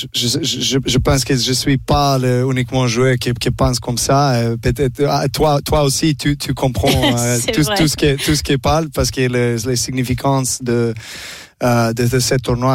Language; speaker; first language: French; non-native, learner; Serbian